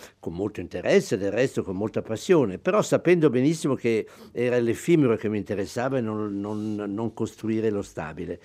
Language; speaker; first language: Italian; native; Italian